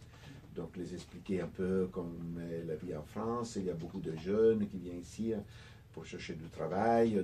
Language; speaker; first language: French; non-native, fluent; Italian